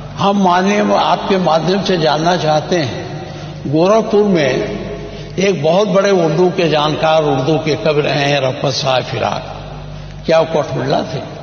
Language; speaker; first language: Hindi; native; Hindi